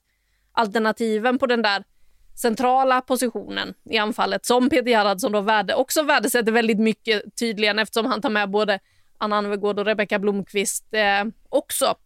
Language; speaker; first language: Swedish; native; Swedish